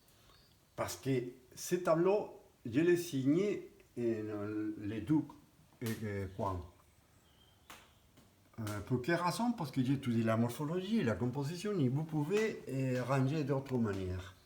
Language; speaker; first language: French; non-native, fluent; Spanish